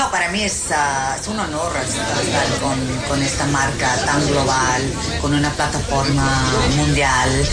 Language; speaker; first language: Spanish; early bilingual, heritage; English